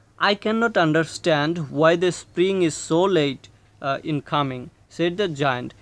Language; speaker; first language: English; non-native, local second language; Bangla